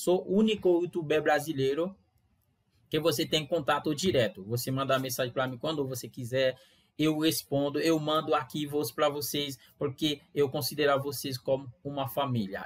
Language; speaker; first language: Portuguese; non-native, fluent; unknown